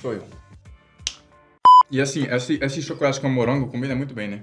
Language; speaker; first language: Portuguese; non-native, fluent; French